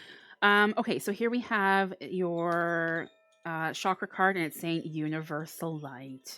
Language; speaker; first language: English; native; English